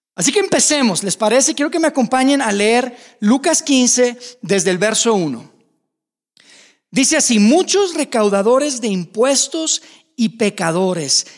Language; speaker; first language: Spanish; native; Spanish